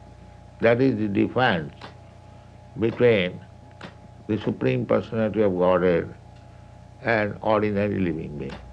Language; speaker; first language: English; non-native, local second language; Bangla